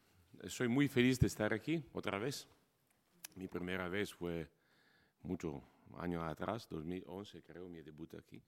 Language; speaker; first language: Spanish; non-native, fluent; Italian